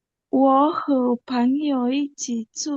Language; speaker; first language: Chinese; non-native, learner; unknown